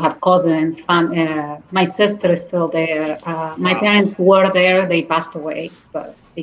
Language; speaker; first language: English; non-native, fluent; Spanish